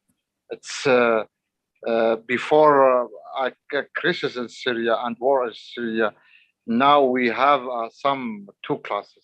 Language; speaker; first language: English; non-native, learner; Arabic